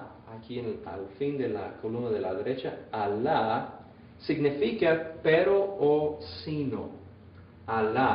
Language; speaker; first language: Spanish; non-native, fluent; English